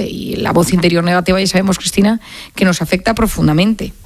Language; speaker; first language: Spanish; native; Spanish